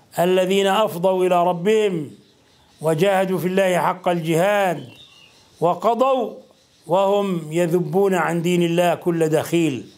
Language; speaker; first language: Arabic; native; Arabic